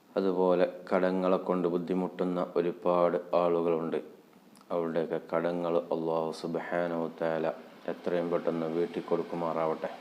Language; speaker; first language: Malayalam; native; Malayalam